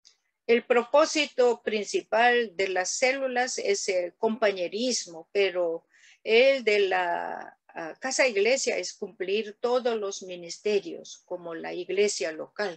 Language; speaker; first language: Spanish; non-native, learner; Korean